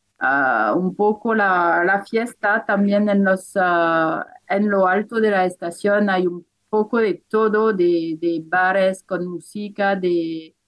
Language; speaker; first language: Spanish; non-native, fluent; French